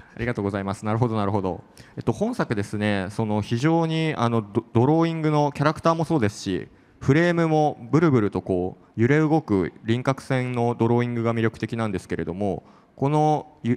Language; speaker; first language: Japanese; native; Japanese